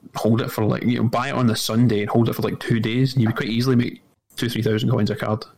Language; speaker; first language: English; native; English